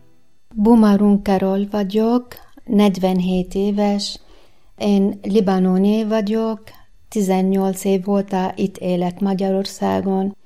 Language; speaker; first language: Hungarian; non-native, fluent; Arabic